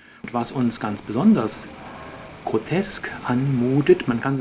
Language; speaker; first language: German; native; German